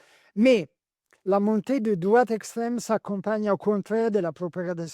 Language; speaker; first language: French; non-native, learner; Italian